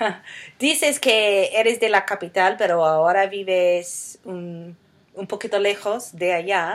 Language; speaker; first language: Spanish; non-native, fluent; English